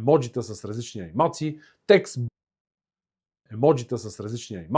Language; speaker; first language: Bulgarian; native; Bulgarian